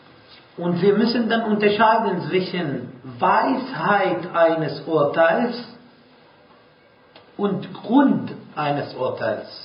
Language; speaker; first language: German; non-native, fluent; Arabic